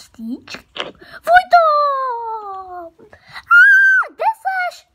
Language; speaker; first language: Czech; early bilingual, other home language; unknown